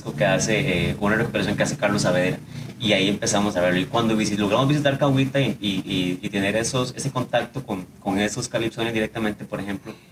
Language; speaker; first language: Spanish; native; Spanish